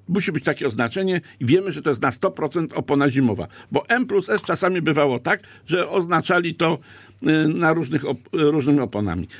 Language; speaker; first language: Polish; native; Polish